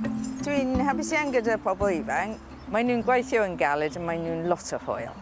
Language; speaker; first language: Welsh; non-native, learner; English